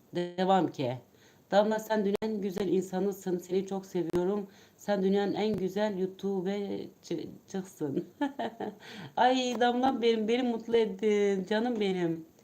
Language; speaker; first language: Turkish; native; Turkish